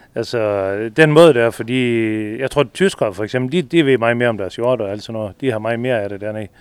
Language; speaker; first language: Danish; native; Danish